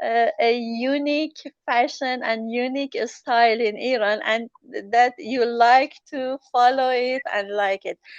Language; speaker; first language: English; non-native, learner; Persian